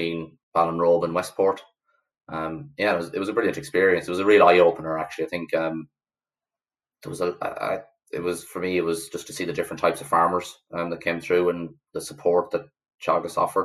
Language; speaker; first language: English; native; English